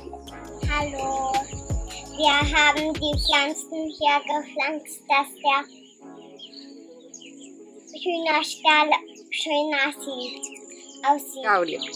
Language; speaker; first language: German; early bilingual, heritage; German